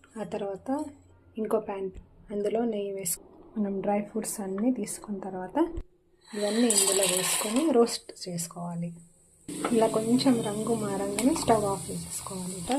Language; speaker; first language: Telugu; non-native, local second language; Marathi